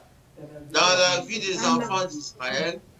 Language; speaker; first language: French; non-native, local second language; Lingala